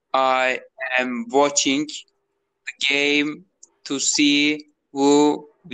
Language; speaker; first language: English; non-native, learner; Turkish